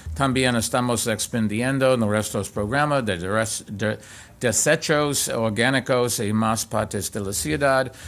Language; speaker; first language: Spanish; non-native, learner; English